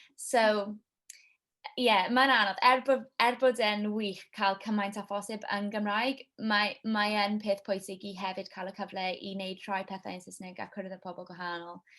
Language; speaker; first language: Welsh; non-native, local second language; English